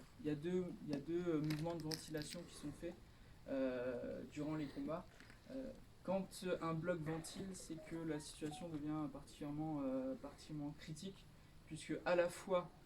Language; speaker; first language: French; native; French